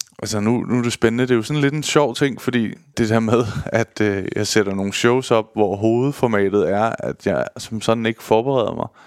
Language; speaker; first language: Danish; early bilingual, other home language; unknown